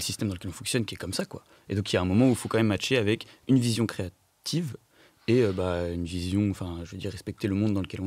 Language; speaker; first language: French; native; French